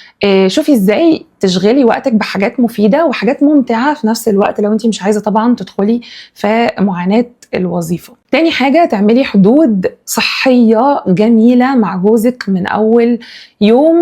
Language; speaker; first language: Arabic; native; Arabic